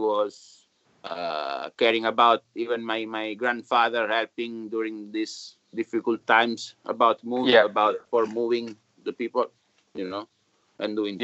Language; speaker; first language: English; non-native, learner; Italian